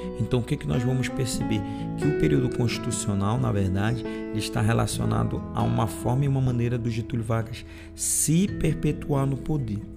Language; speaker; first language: Portuguese; native; Portuguese